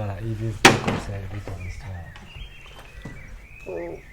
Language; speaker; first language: French; non-native, local second language; Arabic